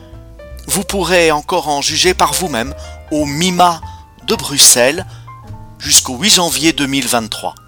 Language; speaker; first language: French; native; French